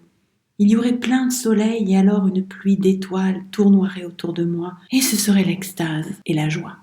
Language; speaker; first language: French; native; French